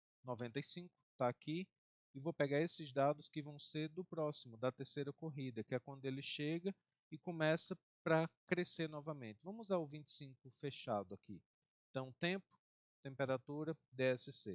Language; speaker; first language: Portuguese; native; Portuguese